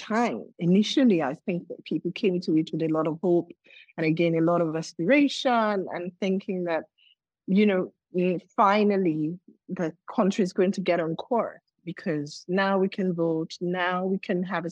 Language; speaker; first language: English; non-native, local second language; Yoruba